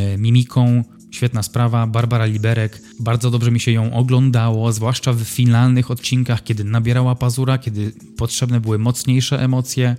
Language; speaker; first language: Polish; native; Polish